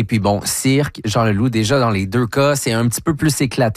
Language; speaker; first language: French; native; French